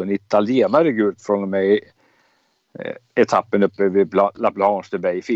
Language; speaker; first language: Swedish; native; Swedish